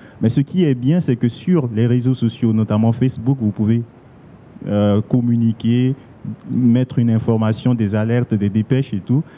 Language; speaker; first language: French; non-native, local second language; Sango